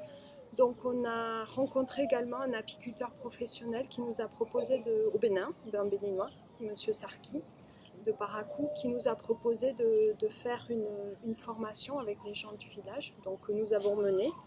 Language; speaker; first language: French; native; French